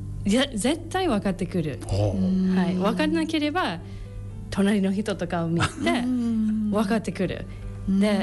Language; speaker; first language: Japanese; non-native, learner; English